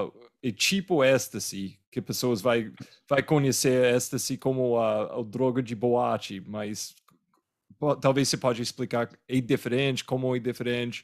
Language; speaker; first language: Portuguese; non-native, fluent; English